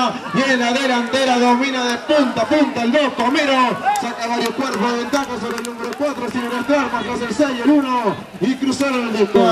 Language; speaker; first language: Spanish; native; Spanish